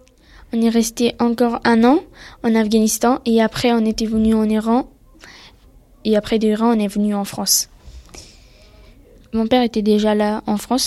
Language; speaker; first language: French; early bilingual, other home language; Pashto